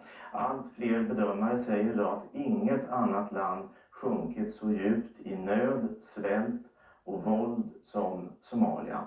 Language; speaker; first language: Swedish; native; Swedish